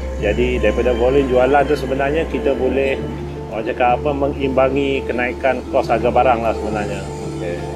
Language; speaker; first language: Malay; native; Malay